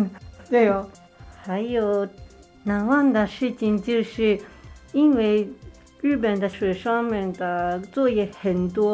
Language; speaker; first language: Chinese; non-native, fluent; Japanese